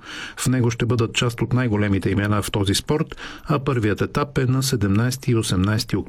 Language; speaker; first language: Bulgarian; native; Bulgarian